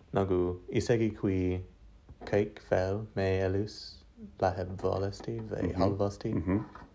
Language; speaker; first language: Estonian; non-native, learner; English